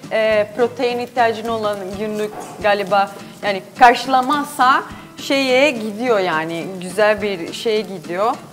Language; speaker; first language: Turkish; non-native, learner; Portuguese